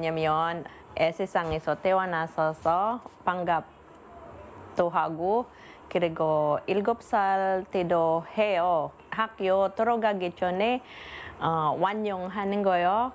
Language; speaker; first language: Korean; non-native, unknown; Filipino